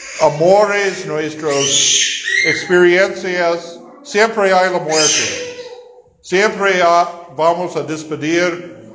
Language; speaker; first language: Spanish; non-native, fluent; English